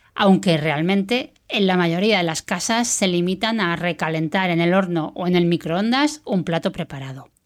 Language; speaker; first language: Spanish; native; Spanish